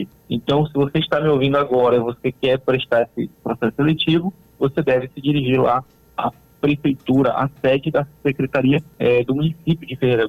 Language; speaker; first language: Portuguese; native; Portuguese